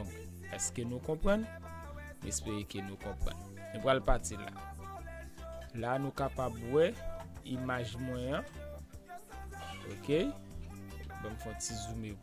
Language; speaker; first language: French; non-native, learner; Haitian Creole